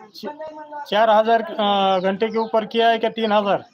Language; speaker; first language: Hindi; non-native, local second language; Marathi